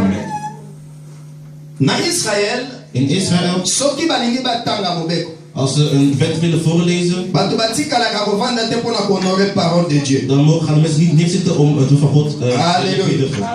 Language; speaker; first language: Dutch; non-native, learner; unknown